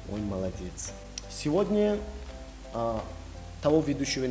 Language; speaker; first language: Russian; non-native, fluent; Tajik